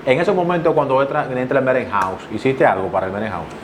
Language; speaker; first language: Spanish; native; Spanish